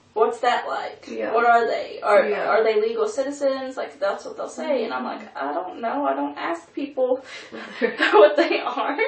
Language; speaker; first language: English; native; English